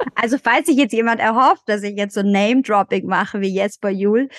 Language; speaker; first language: German; native; German